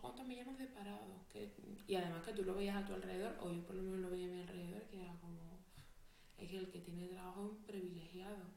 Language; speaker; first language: Spanish; native; Spanish